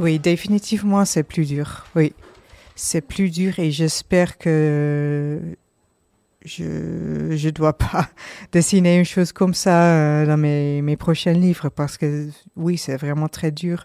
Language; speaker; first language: French; non-native, learner; Dutch